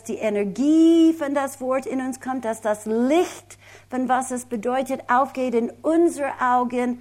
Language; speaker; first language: German; non-native, fluent; English